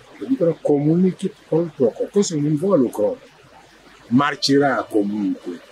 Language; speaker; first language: Italian; non-native, fluent; Wolof